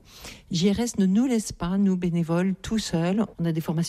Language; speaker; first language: French; native; French